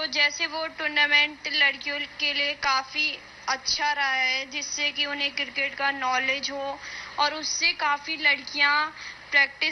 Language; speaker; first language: Hindi; native; Hindi